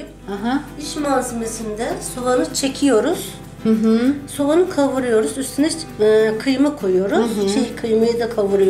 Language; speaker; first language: Turkish; native; Turkish